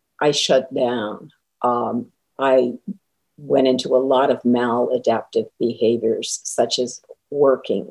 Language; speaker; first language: English; native; English